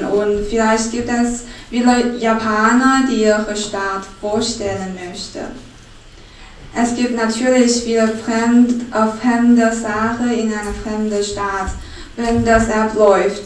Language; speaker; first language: German; non-native, learner; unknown